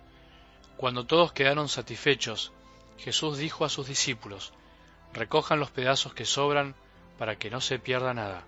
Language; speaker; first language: Spanish; native; Spanish